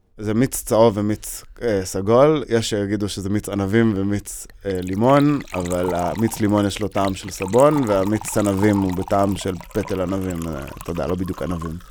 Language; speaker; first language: Hebrew; native; Hebrew